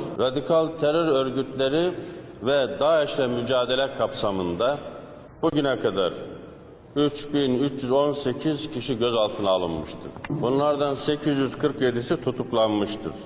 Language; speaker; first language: Turkish; native; Turkish